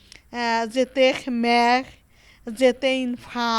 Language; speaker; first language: French; non-native, learner; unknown